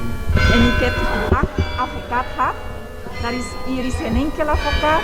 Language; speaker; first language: Dutch; non-native, learner; Spanish